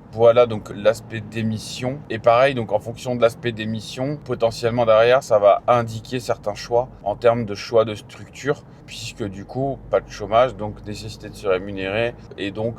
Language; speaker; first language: French; native; French